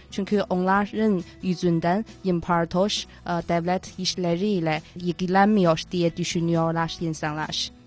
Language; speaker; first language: Turkish; non-native, learner; Chinese